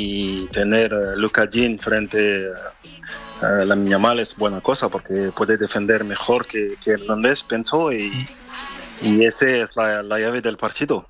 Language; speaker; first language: Spanish; non-native, fluent; French